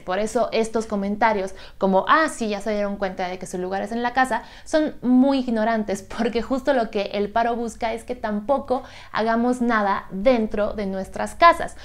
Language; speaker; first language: Spanish; native; Spanish